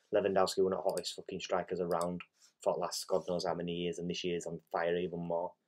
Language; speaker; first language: English; native; English